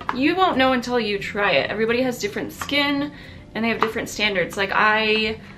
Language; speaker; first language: English; early bilingual, other home language; Italian